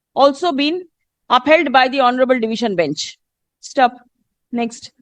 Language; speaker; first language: English; non-native, local second language; Bangla